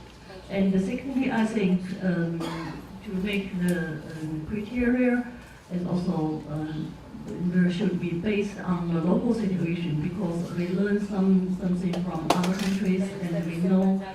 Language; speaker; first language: English; non-native, fluent; Chinese